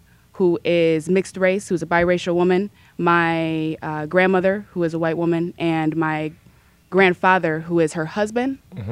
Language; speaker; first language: English; native; English